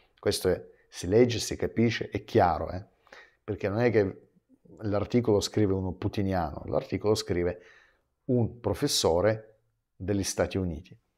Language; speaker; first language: Italian; non-native, fluent; Russian